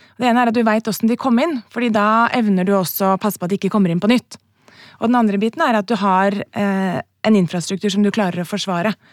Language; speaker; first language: Norwegian; native; Norwegian